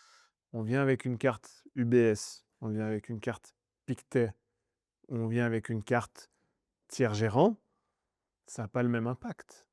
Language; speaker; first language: French; native; French